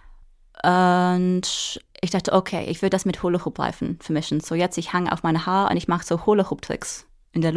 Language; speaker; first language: German; non-native, fluent; English